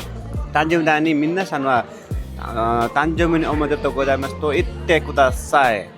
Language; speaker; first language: Japanese; non-native, learner; Nepali